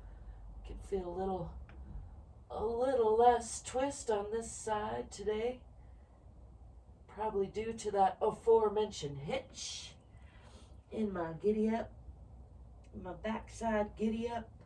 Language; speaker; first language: English; native; English